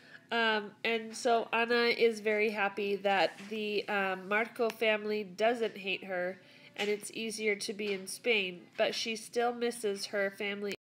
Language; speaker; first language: English; native; English